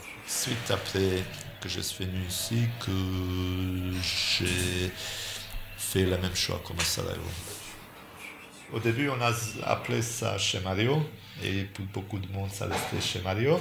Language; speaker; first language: French; non-native, fluent; Bosnian